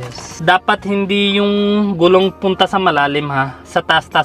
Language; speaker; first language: Filipino; non-native, learner; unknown